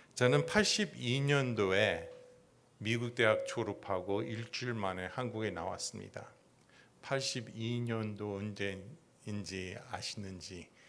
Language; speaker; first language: Korean; non-native, fluent; English